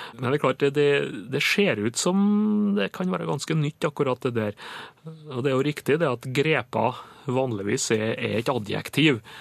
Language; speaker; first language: Norwegian; native; Norwegian